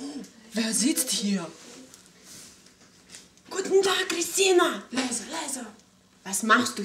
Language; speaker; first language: German; non-native, learner; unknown